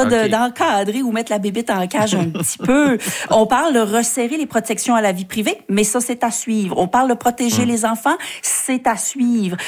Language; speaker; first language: French; native; French